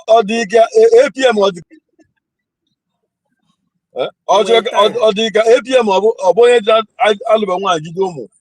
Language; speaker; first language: Igbo; early bilingual, heritage; Igbo